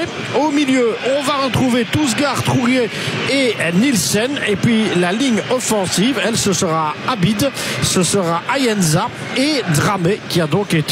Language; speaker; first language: French; native; French